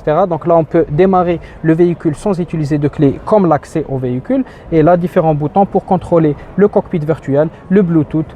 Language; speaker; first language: French; native; French